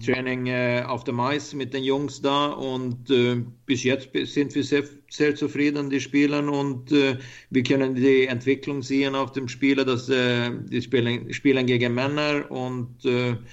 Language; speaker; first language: German; non-native, learner; Swedish